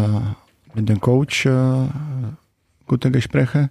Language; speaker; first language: German; non-native, learner; Czech